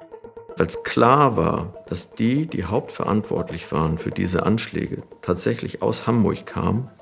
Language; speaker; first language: German; native; German